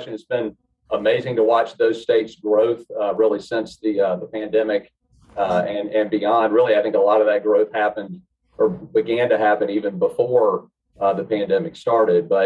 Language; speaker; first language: English; native; English